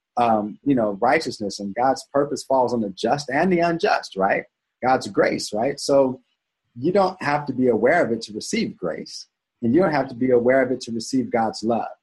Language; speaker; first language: English; native; English